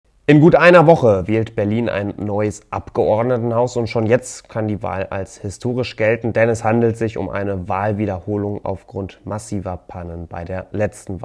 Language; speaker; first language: German; native; German